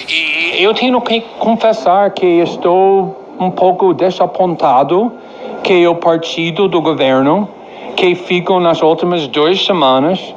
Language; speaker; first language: Portuguese; non-native, fluent; English